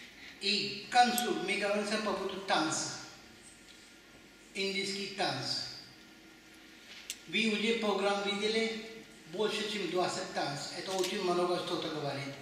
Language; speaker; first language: Russian; non-native, learner; Hindi